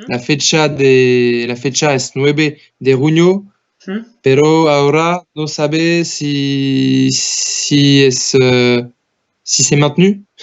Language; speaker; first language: Spanish; non-native, learner; French